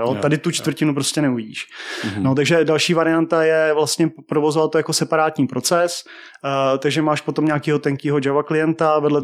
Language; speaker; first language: Czech; native; Czech